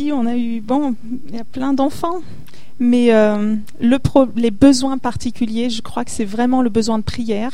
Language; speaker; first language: French; native; French